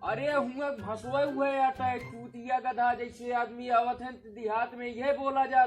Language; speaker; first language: Hindi; non-native, local second language; Bhojpuri